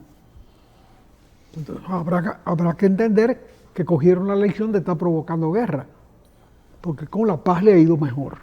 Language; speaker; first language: Spanish; native; Spanish